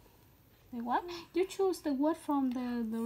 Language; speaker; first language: English; non-native, learner; Vietnamese